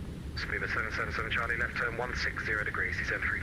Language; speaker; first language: English; native; English